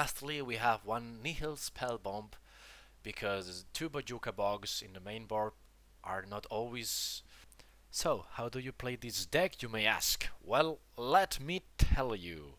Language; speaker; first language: English; non-native, fluent; Spanish